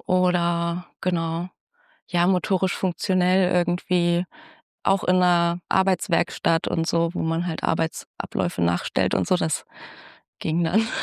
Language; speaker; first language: German; native; German